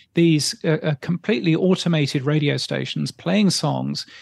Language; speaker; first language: English; native; English